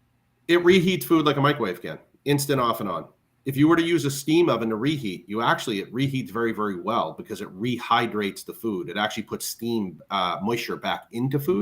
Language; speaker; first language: English; native; English